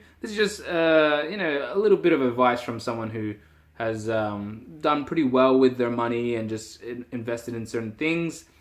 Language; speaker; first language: English; native; English